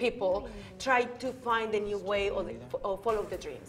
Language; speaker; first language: English; non-native, learner; Spanish